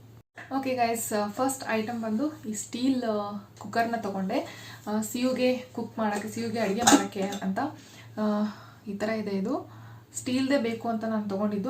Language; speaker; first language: Kannada; native; Kannada